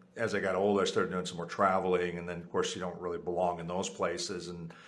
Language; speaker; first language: English; early bilingual, other home language; Spanish